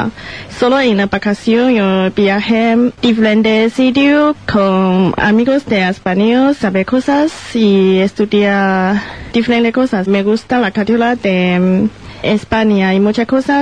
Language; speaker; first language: Spanish; non-native, learner; Chinese